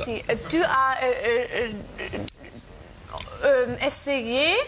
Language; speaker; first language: French; non-native, learner; German